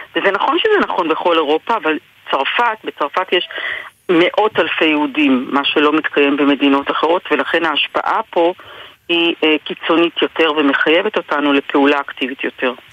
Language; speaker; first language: Hebrew; native; Hebrew